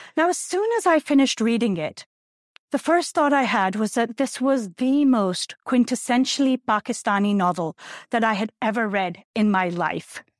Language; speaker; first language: English; non-native, local second language; Urdu